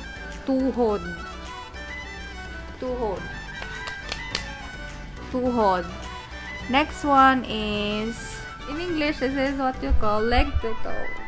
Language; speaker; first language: English; non-native, local second language; Filipino